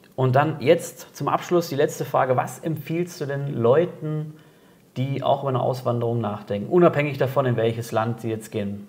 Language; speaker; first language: German; native; German